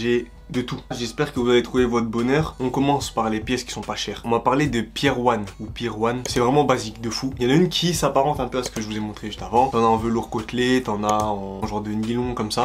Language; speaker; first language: French; native; French